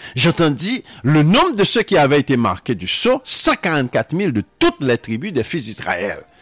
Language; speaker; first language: French; non-native, local second language; Haitian Creole